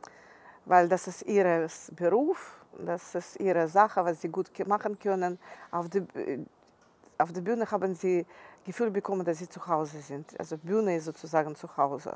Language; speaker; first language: German; non-native, fluent; Ukrainian